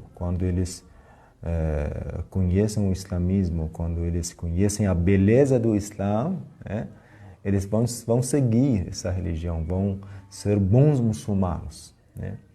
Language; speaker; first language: Portuguese; non-native, fluent; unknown